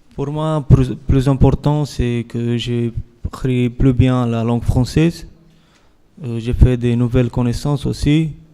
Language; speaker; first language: French; non-native, learner; Romanian